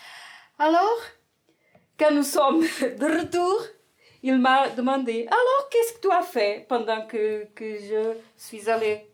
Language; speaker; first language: French; non-native, fluent; Portuguese